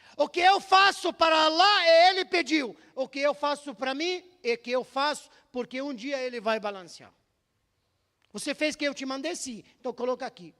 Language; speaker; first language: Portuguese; non-native, fluent; Arabic